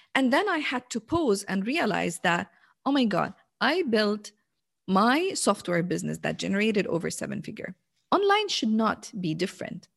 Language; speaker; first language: English; non-native, fluent; Arabic